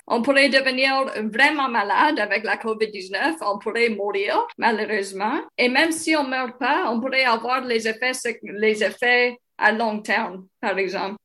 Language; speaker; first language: French; non-native, local second language; English